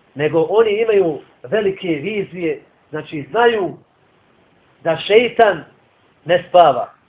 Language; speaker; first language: Bosnian; native; Bosnian